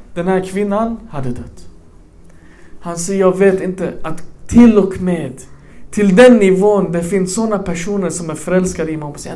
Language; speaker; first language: Swedish; early bilingual, other home language; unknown